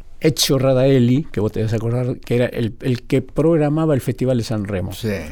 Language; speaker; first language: Spanish; native; Spanish